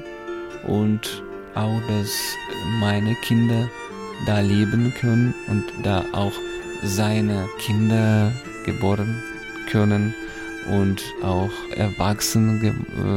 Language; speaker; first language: German; non-native, learner; Crimean Tatar